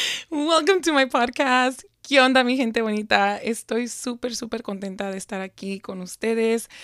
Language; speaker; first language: Spanish; early bilingual, heritage; Spanish